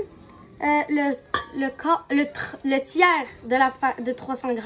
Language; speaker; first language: French; non-native, local second language; Arabic